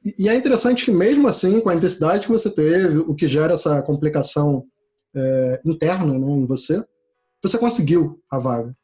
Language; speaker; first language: Portuguese; native; Portuguese